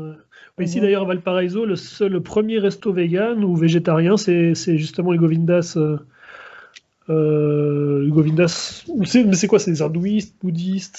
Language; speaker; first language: French; native; French